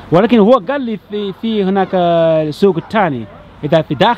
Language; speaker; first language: Arabic; non-native, learner; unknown